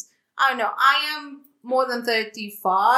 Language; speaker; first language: English; non-native, fluent; Spanish